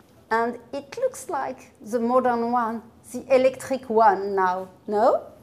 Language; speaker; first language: English; non-native, fluent; French